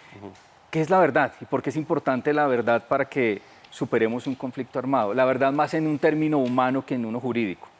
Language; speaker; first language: Spanish; native; Spanish